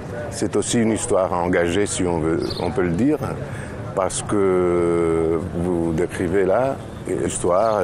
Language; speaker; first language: French; non-native, fluent; Greek